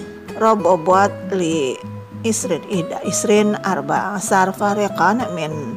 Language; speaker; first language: Arabic; non-native, learner; Indonesian